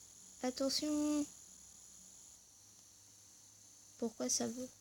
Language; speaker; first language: French; native; French